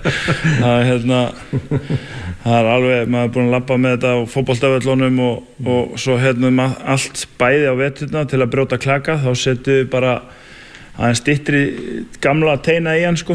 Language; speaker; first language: Icelandic; native; Icelandic